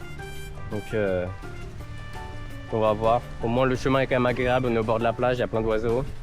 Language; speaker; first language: French; native; French